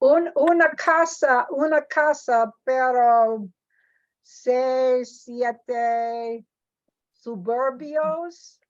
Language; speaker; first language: Spanish; non-native, learner; English